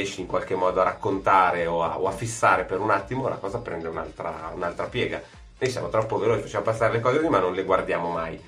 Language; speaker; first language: Italian; native; Italian